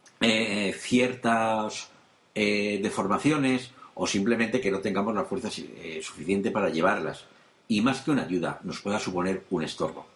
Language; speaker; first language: Spanish; native; Spanish